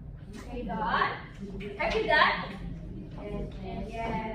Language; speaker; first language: English; non-native, fluent; Indonesian